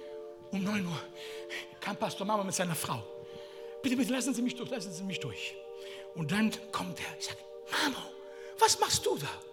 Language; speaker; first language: German; non-native, fluent; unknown